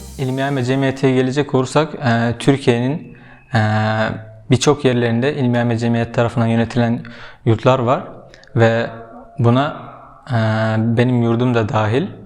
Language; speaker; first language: Turkish; non-native, fluent; Uzbek